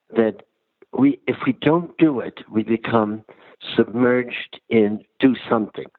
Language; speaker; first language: English; early bilingual, other home language; Ukrainian